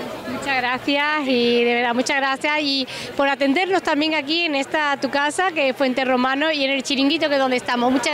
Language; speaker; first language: Spanish; native; Spanish